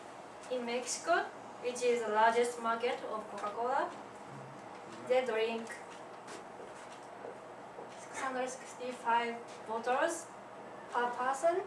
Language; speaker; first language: English; non-native, learner; Japanese